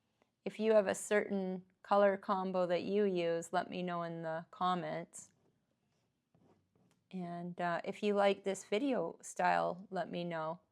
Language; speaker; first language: English; native; English